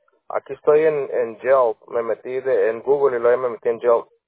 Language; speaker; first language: Spanish; native; Spanish